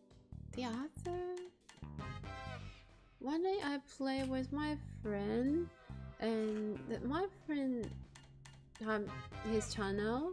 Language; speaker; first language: English; non-native, learner; Japanese